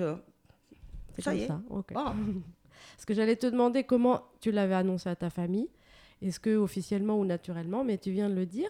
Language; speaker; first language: French; native; French